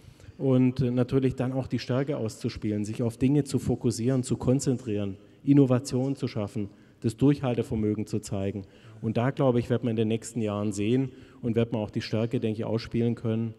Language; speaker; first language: German; native; German